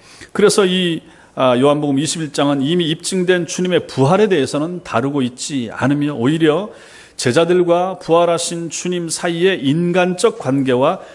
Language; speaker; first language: Korean; native; Korean